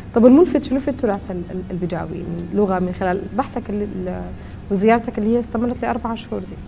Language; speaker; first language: Arabic; native; Arabic